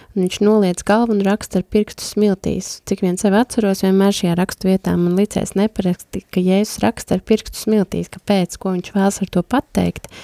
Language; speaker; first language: Latvian; native; Latvian